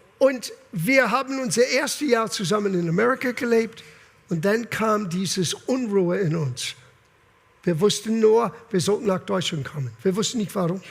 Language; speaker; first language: German; non-native, fluent; English